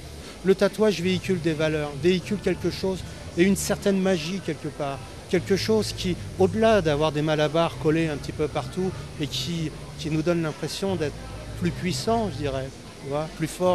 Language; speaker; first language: French; native; French